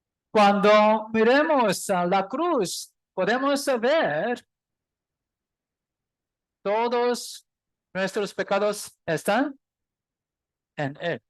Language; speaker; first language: Spanish; non-native, learner; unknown